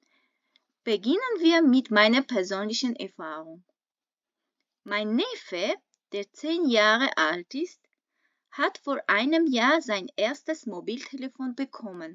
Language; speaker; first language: German; non-native, fluent; Armenian